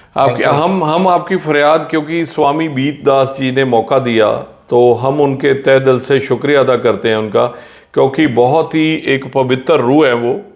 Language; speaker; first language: Hindi; non-native, local second language; Punjabi